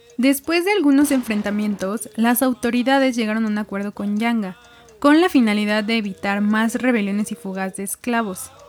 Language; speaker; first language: Spanish; native; Spanish